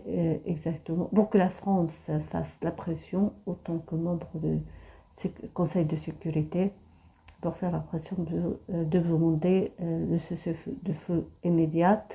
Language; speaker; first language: French; non-native, fluent; Arabic